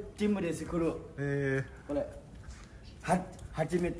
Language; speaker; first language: Japanese; non-native, learner; Thai